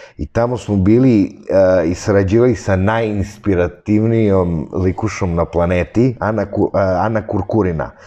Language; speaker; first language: Serbian; early bilingual, heritage; Serbian